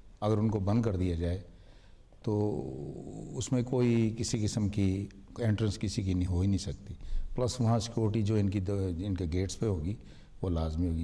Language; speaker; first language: Urdu; non-native, local second language; Punjabi